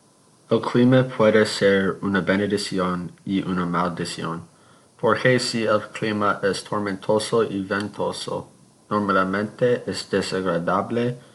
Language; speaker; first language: Spanish; non-native, learner; English